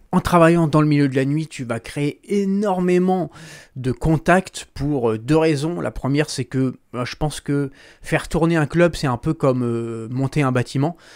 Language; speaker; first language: French; native; French